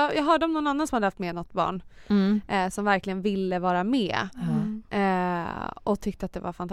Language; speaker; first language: Swedish; native; Swedish